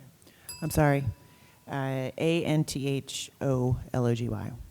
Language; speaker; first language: English; native; English